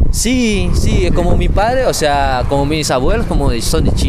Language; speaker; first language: Spanish; non-native, fluent; Min Nan Chinese